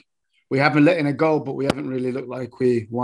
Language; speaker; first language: English; native; English